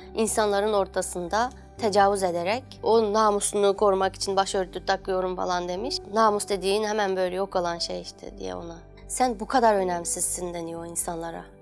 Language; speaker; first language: Turkish; non-native, fluent; Chinese